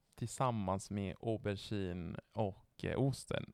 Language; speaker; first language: Swedish; non-native, fluent; Italian